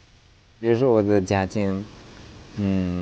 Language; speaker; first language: Chinese; non-native, fluent; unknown